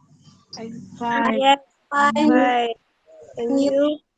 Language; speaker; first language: English; non-native, learner; Indonesian